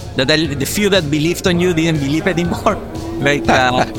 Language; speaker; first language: English; non-native, fluent; Spanish